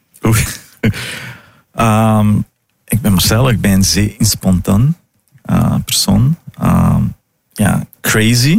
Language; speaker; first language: Dutch; non-native, fluent; Portuguese